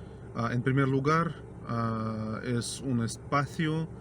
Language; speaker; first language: Spanish; non-native, fluent; Russian